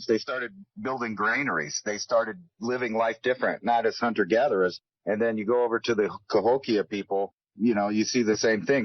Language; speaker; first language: English; native; English